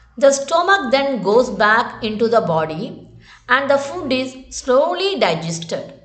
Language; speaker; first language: English; non-native, local second language; Tamil